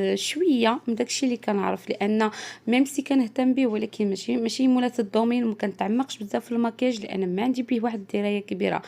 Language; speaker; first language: Arabic; native; Arabic